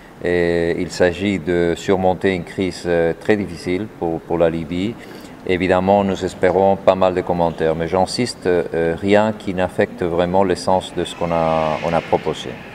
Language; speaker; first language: French; non-native, fluent; Spanish